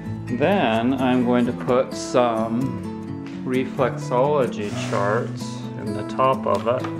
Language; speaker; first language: English; native; English